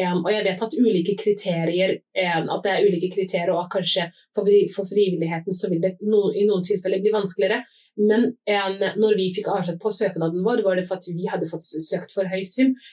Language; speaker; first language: Norwegian; early bilingual, other home language; Somali